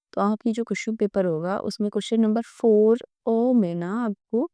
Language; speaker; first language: Hindi; non-native, local second language; Marathi